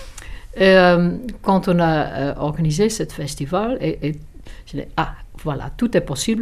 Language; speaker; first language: French; non-native, fluent; Dutch